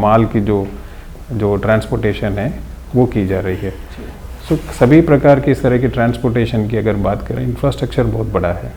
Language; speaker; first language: Hindi; non-native, local second language; Tamil